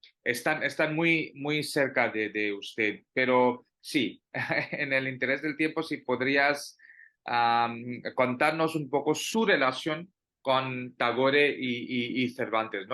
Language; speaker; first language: Spanish; non-native, fluent; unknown